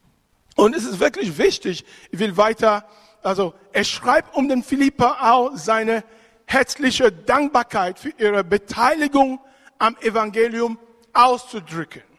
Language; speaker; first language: German; non-native, fluent; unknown